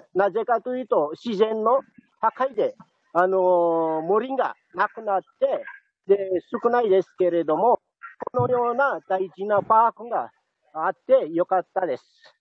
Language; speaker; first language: Japanese; non-native, fluent; Malagasy